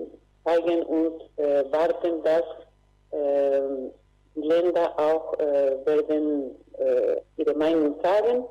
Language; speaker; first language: German; non-native, fluent; Spanish